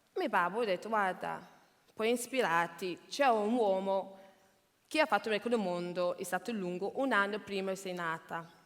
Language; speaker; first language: Italian; non-native, fluent; English